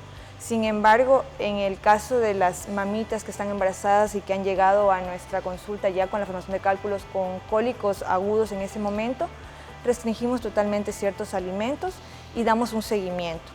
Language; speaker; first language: Spanish; native; Spanish